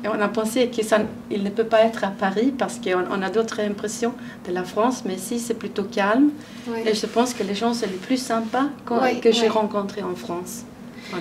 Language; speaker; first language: French; non-native, fluent; Swedish